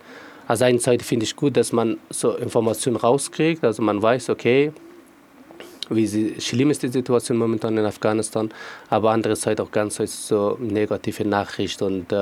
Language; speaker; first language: German; non-native, fluent; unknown